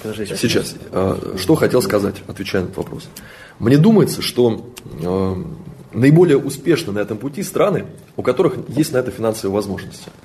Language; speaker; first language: Russian; native; Russian